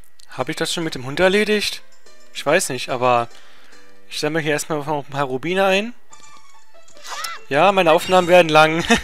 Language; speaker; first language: German; native; German